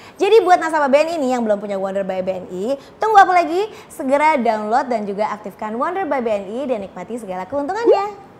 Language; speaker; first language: Indonesian; native; Indonesian